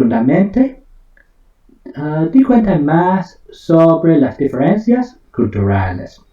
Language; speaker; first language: Spanish; non-native, fluent; English